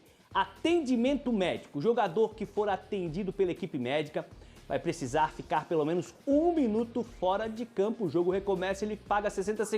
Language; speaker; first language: Portuguese; native; Portuguese